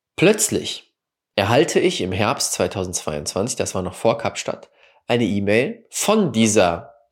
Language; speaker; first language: German; native; German